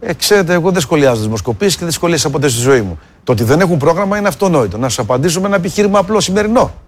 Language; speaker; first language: Greek; native; Greek